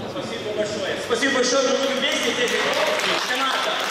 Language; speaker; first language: Russian; non-native, learner; English